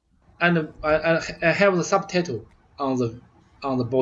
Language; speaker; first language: English; non-native, learner; Vietnamese